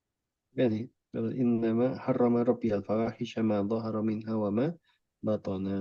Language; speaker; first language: Arabic; non-native, fluent; Indonesian